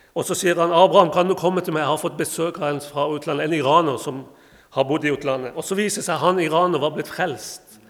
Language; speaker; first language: Norwegian; non-native, fluent; Persian